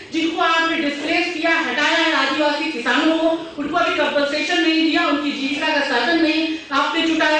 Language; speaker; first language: Hindi; native; Hindi